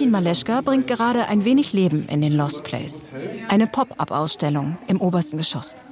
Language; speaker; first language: German; native; German